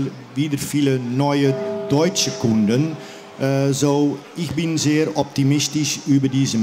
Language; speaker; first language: German; non-native, fluent; Dutch